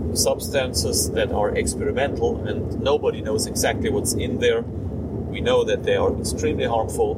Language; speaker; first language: English; non-native, fluent; German